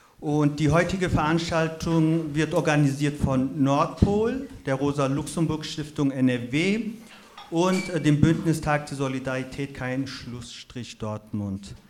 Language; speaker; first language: German; native; German